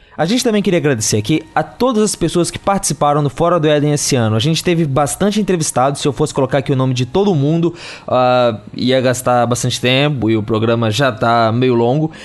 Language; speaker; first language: Portuguese; native; Portuguese